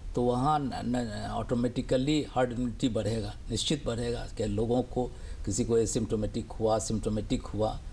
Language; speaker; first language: Hindi; native; Hindi